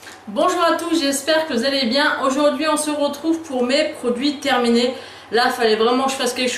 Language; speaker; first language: French; native; French